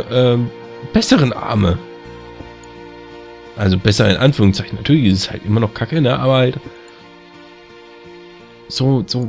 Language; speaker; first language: German; native; German